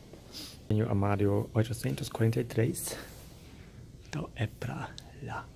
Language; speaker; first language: Portuguese; non-native, fluent; German